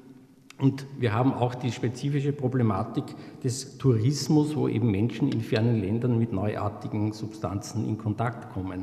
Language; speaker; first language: German; native; German